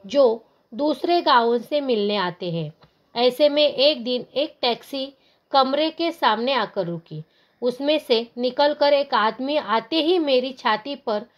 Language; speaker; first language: Hindi; non-native, local second language; Marathi